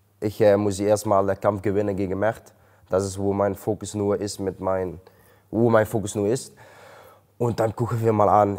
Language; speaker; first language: German; non-native, learner; Dutch